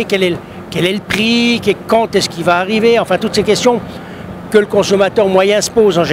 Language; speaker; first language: French; native; French